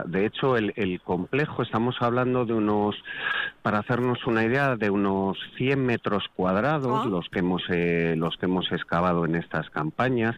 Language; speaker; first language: Spanish; native; Spanish